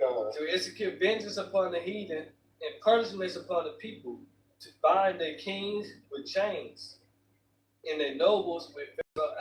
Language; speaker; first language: English; native; English